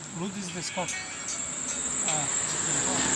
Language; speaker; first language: Russian; non-native, learner; Turkish